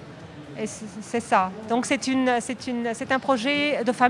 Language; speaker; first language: French; non-native, local second language; Arabic